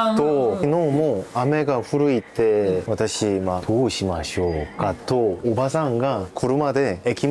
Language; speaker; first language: Japanese; non-native, learner; Korean